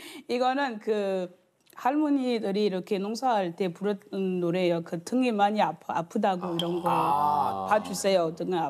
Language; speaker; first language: Korean; non-native, learner; French